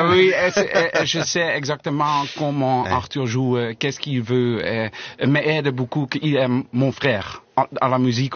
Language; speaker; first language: French; non-native, learner; Dutch